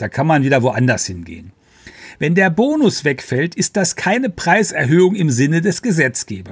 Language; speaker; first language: German; native; German